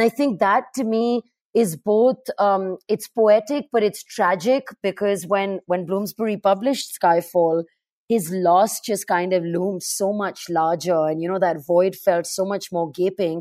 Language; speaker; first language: English; non-native, local second language; Urdu